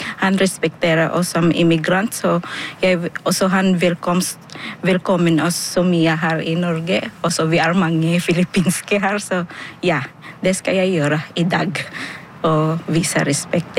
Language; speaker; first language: Norwegian; non-native, learner; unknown